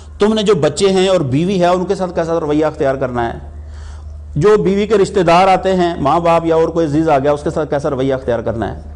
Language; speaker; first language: Urdu; non-native, local second language; Punjabi